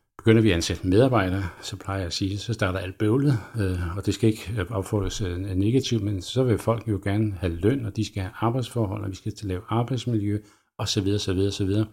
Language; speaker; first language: Danish; native; Danish